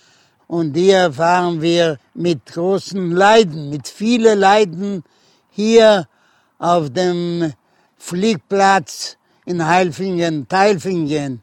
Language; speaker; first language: German; non-native, fluent; Yiddish